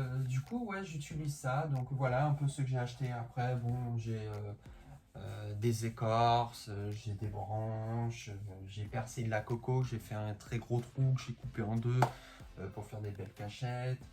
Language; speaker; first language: French; native; French